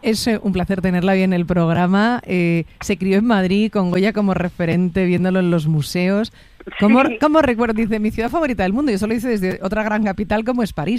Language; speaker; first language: Spanish; native; Spanish